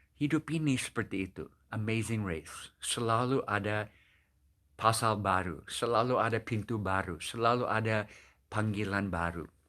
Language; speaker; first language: Indonesian; non-native, fluent; English